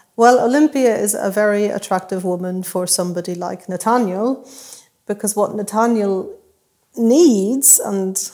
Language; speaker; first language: English; native; English